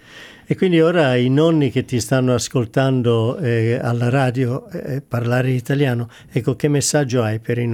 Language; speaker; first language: Italian; non-native, fluent; English